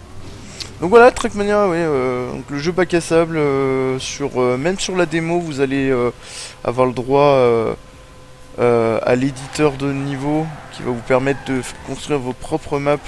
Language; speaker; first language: French; native; French